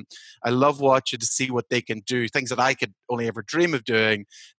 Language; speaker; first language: English; native; English